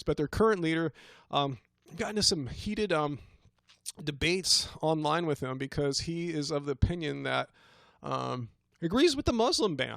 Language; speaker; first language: English; native; English